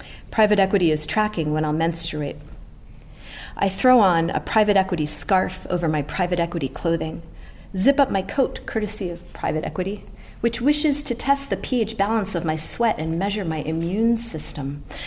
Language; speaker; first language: English; native; English